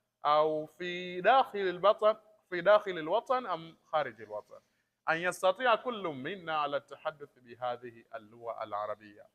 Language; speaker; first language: Arabic; non-native, fluent; Swahili